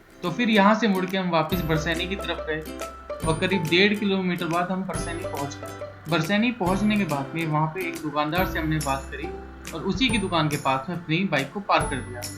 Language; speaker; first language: Hindi; native; Hindi